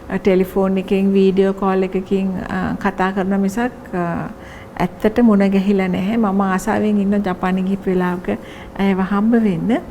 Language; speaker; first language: Sinhala; native; Sinhala